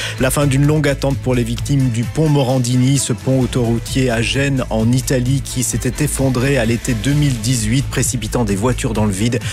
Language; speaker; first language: French; native; French